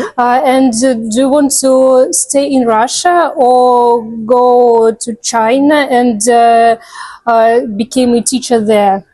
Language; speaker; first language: English; non-native, fluent; Russian